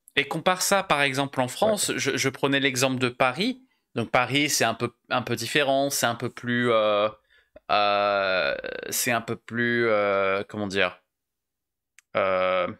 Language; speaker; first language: French; native; French